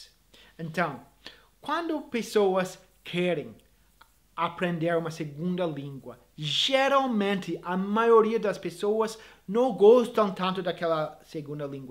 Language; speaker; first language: Portuguese; non-native, fluent; English